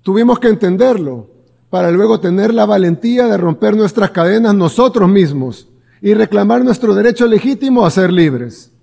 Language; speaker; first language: Spanish; native; Spanish